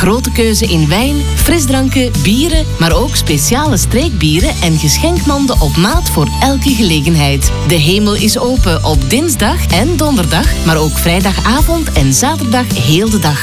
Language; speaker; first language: Dutch; native; Dutch